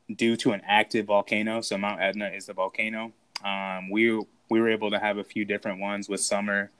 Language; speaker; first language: English; native; English